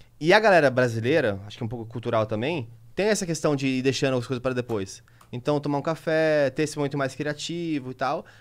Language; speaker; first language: Portuguese; native; Portuguese